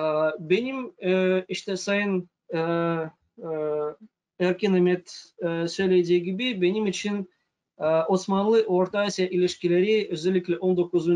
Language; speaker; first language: Turkish; non-native, fluent; Russian